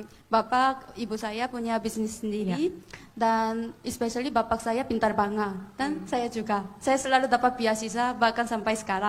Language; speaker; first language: Indonesian; non-native, fluent; Korean